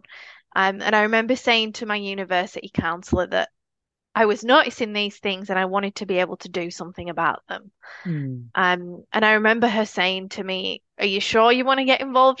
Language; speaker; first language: English; native; English